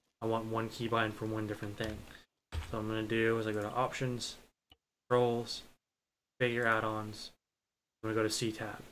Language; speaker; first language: English; native; English